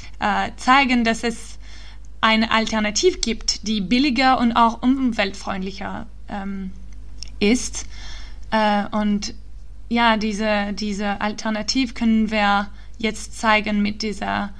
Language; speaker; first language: German; early bilingual, heritage; German